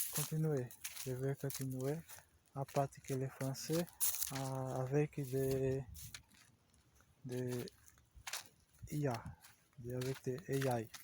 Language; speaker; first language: French; non-native, learner; Portuguese